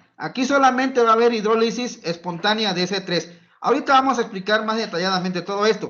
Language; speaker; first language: Spanish; native; Spanish